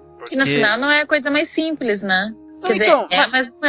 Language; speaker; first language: Portuguese; native; Portuguese